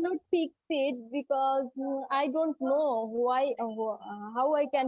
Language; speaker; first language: English; non-native, learner; Bangla